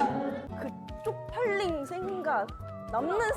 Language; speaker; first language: Korean; non-native, learner; Chinese